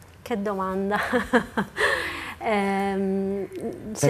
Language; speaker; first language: Italian; native; Italian